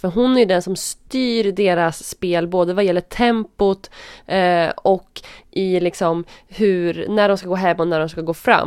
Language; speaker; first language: Swedish; native; Swedish